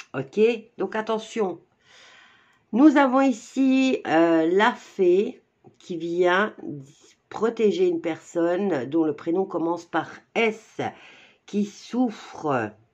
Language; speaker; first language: French; native; French